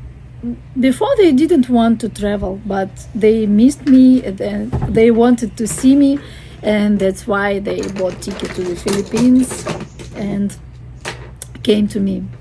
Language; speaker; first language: English; non-native, fluent; Russian